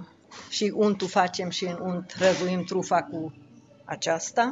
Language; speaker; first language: Romanian; non-native, local second language; Hungarian